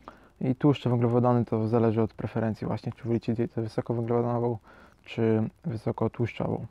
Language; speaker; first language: Polish; native; Polish